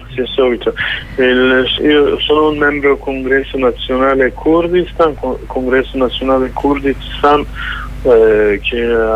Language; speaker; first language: Italian; non-native, learner; Kurdish